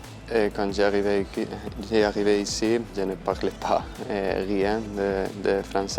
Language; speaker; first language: French; non-native, learner; Spanish